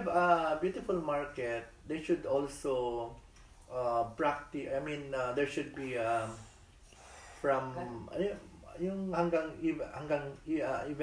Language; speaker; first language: English; non-native, local second language; Iloko